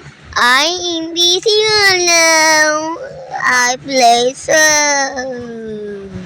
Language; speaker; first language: English; non-native, learner; Filipino